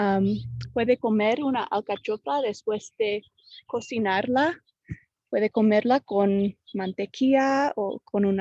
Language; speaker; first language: Spanish; non-native, fluent; English